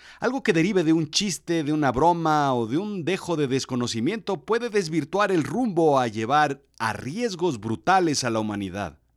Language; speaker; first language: Spanish; native; Spanish